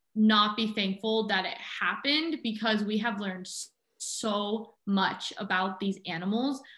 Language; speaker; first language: English; native; English